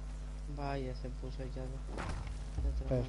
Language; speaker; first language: Spanish; native; Spanish